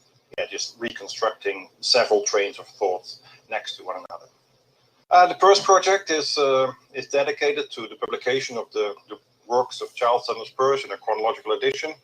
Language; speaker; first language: English; non-native, fluent; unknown